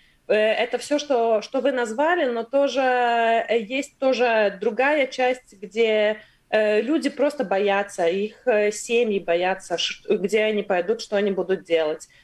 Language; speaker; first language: Russian; non-native, local second language; Latvian